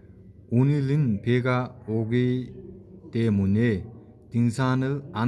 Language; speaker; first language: Korean; non-native, learner; Mongolian